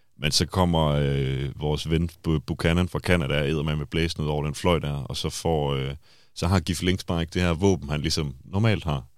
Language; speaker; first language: Danish; native; Danish